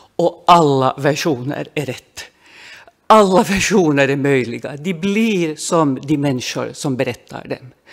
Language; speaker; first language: Swedish; native; Swedish